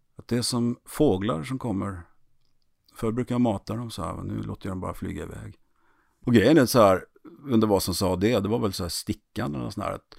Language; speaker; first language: Swedish; native; Swedish